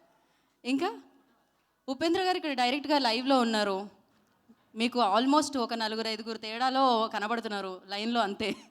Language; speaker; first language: Telugu; native; Telugu